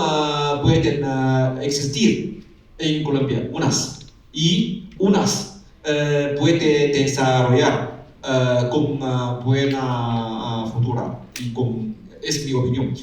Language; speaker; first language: Spanish; non-native, learner; Chinese